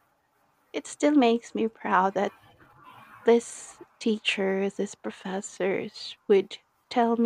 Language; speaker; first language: English; non-native, local second language; Iloko